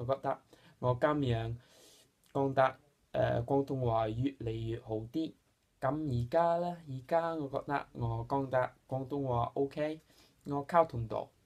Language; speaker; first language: Cantonese; non-native, fluent; English